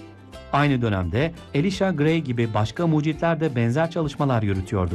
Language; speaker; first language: Turkish; native; Turkish